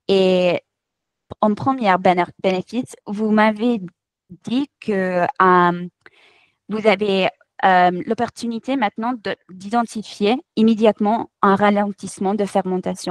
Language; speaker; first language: French; non-native, fluent; English